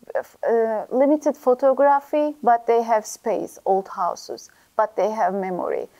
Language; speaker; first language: English; non-native, learner; Turkish